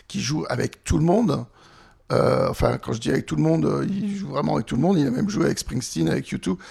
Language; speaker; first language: French; native; French